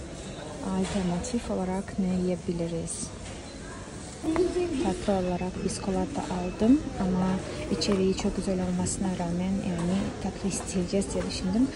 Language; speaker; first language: Turkish; non-native, fluent; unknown